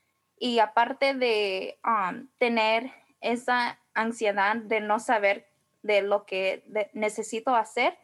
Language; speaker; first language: Spanish; early bilingual, heritage; Spanish